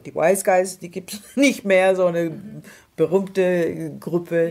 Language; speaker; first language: German; non-native, fluent; English